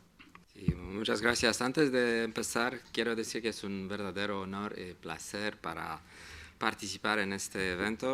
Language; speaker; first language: Spanish; non-native, fluent; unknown